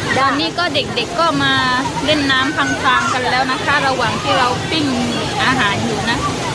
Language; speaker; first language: Thai; non-native, local second language; Malay